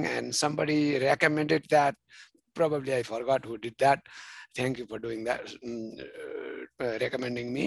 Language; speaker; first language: English; non-native, fluent; Nepali